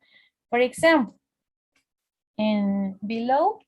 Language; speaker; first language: English; non-native, fluent; Spanish